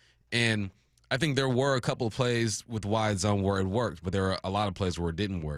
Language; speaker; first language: English; native; English